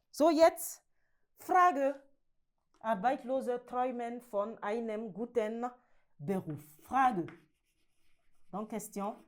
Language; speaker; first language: German; non-native, learner; French